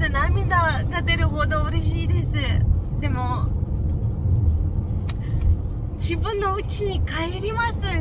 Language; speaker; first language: Japanese; non-native, fluent; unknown